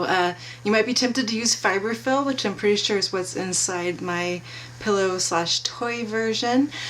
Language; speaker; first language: English; native; English